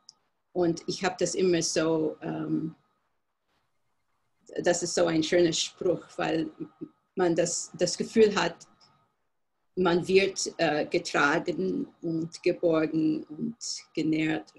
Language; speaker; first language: German; non-native, fluent; English